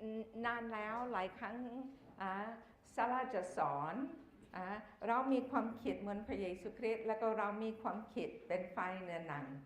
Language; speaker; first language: Thai; non-native, fluent; English